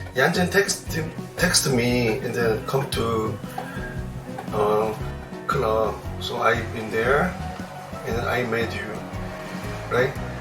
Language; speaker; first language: English; non-native, learner; Korean